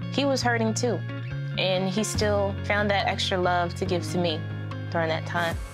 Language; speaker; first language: English; native; English